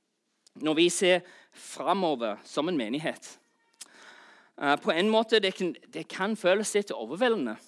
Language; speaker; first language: Norwegian; non-native, fluent; English